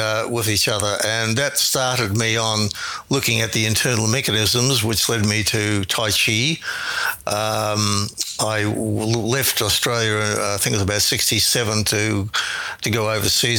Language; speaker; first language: English; native; English